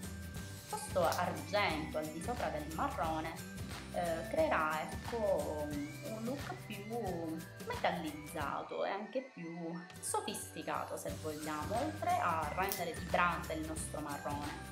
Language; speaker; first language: Italian; native; Italian